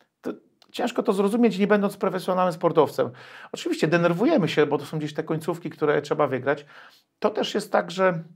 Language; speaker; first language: Polish; native; Polish